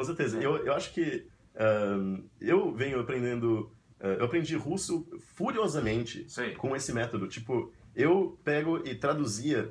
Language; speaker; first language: Portuguese; native; Portuguese